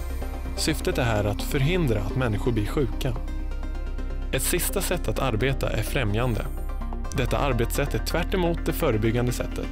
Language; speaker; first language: Swedish; native; Swedish